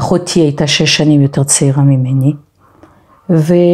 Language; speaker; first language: Hebrew; non-native, fluent; French